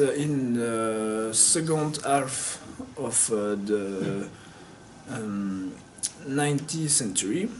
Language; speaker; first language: English; non-native, learner; French